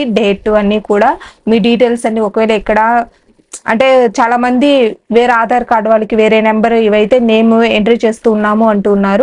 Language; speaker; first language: Telugu; native; Telugu